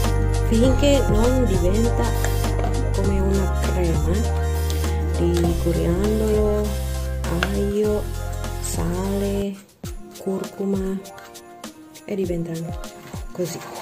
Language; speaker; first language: Italian; non-native, learner; Indonesian